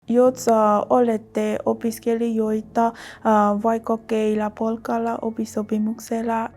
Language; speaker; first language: Finnish; non-native, learner; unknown